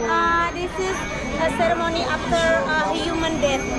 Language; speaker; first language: English; non-native, learner; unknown